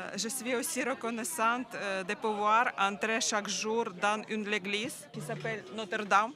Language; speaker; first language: French; non-native, learner; Ukrainian